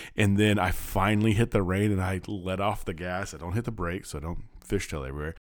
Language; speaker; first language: English; native; English